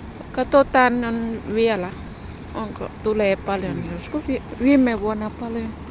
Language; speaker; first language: Finnish; non-native, learner; Thai